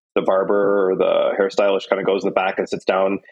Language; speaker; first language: English; native; English